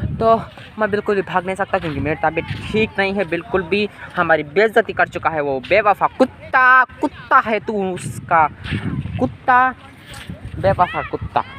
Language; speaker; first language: Hindi; non-native, local second language; Urdu